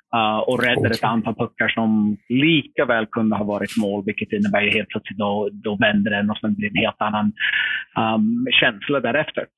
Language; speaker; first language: Swedish; non-native, fluent; English